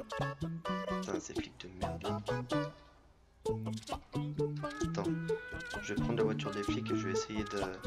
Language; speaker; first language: French; native; French